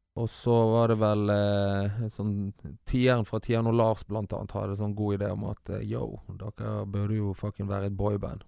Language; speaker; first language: Norwegian; early bilingual, other home language; Kabuverdianu